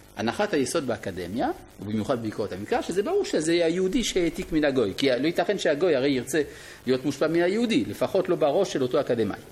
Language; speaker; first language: Hebrew; non-native, fluent; French